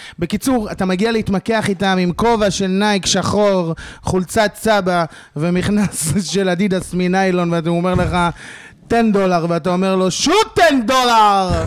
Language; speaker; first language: Hebrew; native; Hebrew